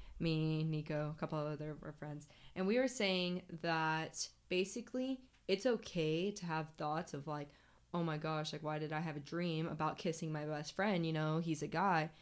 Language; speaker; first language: English; native; English